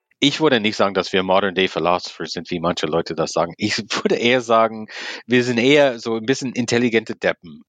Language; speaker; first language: German; non-native, fluent; English